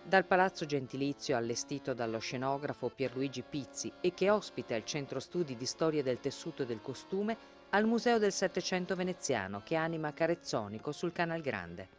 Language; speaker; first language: Italian; native; Italian